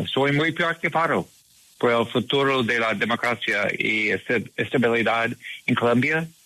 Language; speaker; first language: Spanish; non-native, learner; English